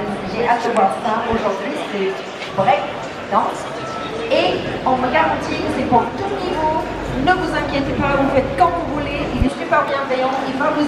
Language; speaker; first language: French; native; French